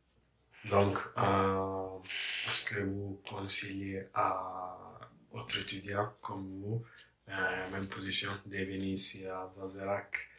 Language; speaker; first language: French; non-native, fluent; English